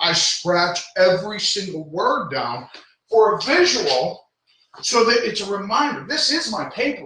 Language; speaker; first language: English; native; English